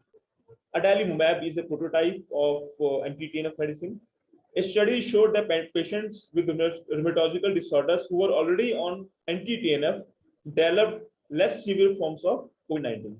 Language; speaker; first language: English; non-native, local second language; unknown